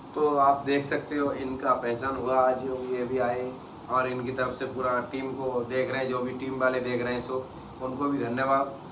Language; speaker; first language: Hindi; non-native, local second language; Kannada